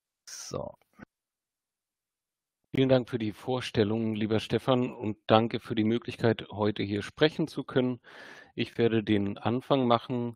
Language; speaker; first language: German; native; German